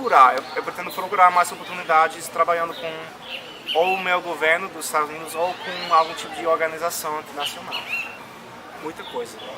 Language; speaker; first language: Portuguese; non-native, fluent; English